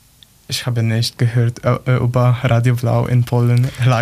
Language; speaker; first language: German; non-native, learner; Polish